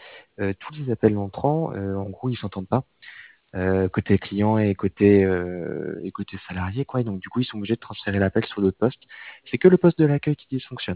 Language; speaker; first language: French; native; French